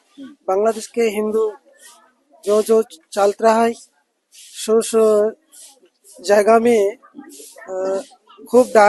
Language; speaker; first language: Hindi; non-native, learner; Bangla